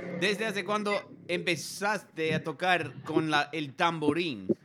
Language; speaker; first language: Spanish; non-native, learner; English